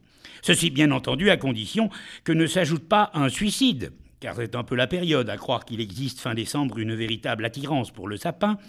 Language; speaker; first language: French; native; French